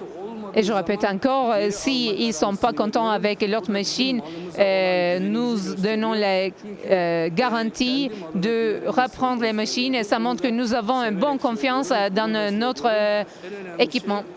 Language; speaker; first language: French; non-native, learner; Turkish